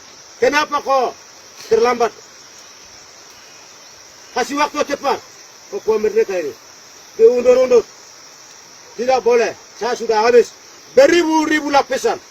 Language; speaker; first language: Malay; non-native, local second language; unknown